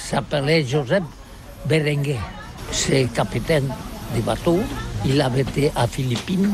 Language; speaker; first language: French; non-native, learner; Catalan